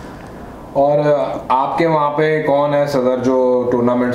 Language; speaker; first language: Hindi; native; Hindi